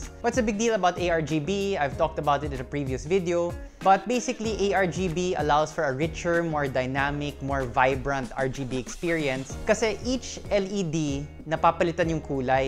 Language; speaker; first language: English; non-native, local second language; Filipino